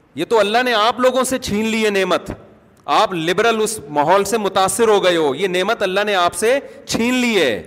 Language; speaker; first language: Urdu; native; Urdu